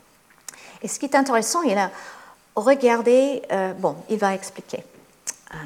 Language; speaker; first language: French; non-native, fluent; English